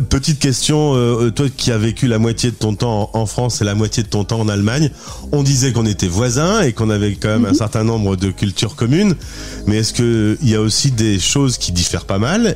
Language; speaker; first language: French; native; French